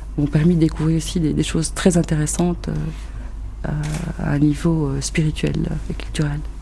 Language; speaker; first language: French; early bilingual, other home language; Arabic